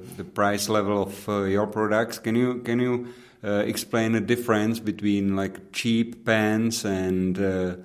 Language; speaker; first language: English; non-native, fluent; Czech